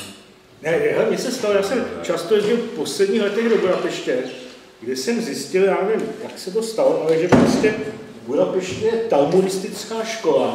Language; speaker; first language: Czech; native; Czech